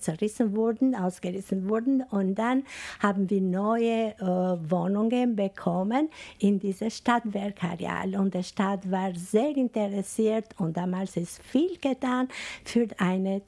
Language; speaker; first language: German; non-native, fluent; Albanian